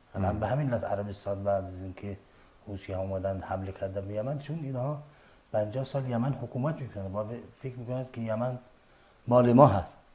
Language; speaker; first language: Persian; non-native, fluent; Arabic